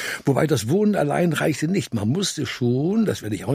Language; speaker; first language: German; native; German